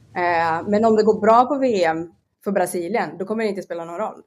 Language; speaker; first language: Swedish; non-native, fluent; Portuguese